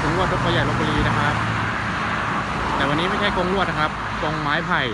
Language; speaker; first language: Thai; native; Thai